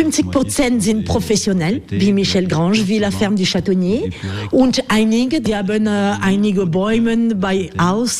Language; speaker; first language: German; non-native, learner; French